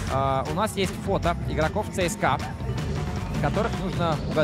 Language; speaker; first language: Russian; native; Russian